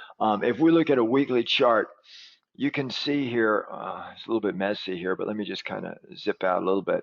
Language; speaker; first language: English; native; English